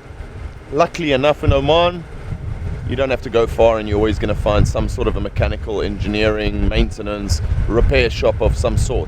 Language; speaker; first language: English; native; English